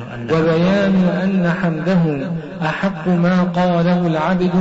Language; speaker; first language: Arabic; native; Arabic